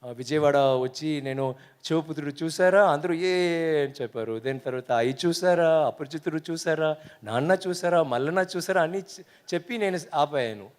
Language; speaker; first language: Telugu; non-native, learner; Tamil